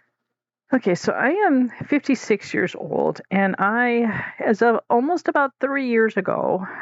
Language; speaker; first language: English; native; English